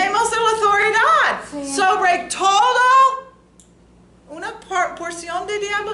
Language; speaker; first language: Spanish; non-native, learner; English